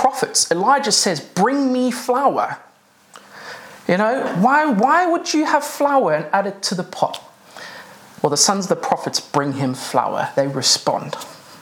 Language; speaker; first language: English; native; English